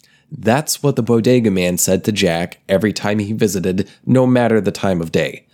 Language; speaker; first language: English; native; English